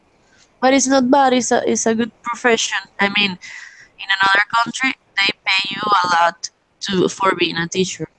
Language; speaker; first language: English; non-native, learner; Spanish